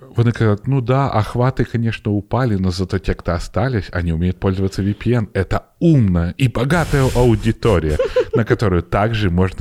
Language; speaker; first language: Russian; non-native, local second language; Ukrainian